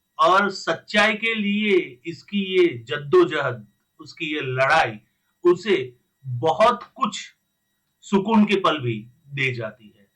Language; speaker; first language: Hindi; non-native, local second language; Gujarati